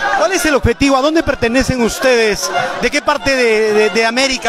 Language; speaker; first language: Spanish; native; Spanish